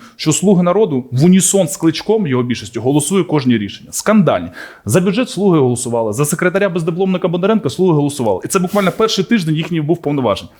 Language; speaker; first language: Ukrainian; native; Ukrainian